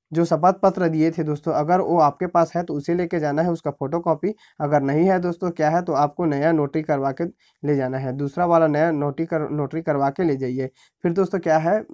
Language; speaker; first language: Hindi; native; Hindi